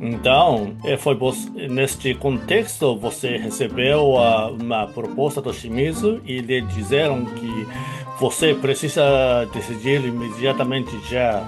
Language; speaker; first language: Portuguese; non-native, fluent; Japanese